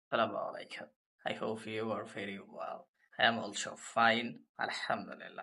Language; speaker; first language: English; non-native, learner; Bangla